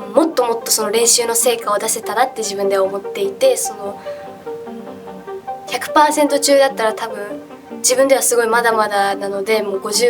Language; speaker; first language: Japanese; native; Japanese